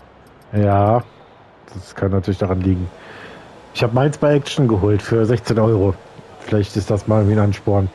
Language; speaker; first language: German; native; German